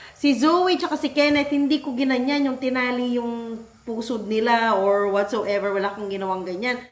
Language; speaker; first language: Filipino; non-native, local second language; Pampanga